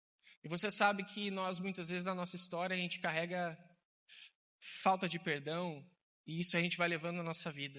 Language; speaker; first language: Portuguese; native; Portuguese